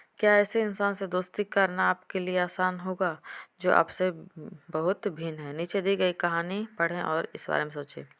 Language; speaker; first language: Hindi; native; Hindi